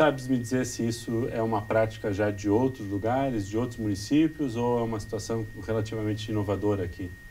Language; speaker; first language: Portuguese; native; Portuguese